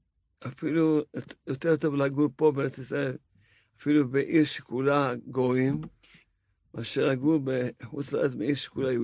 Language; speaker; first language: Hebrew; non-native, fluent; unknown